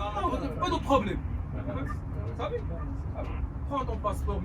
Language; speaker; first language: French; non-native, local second language; Arabic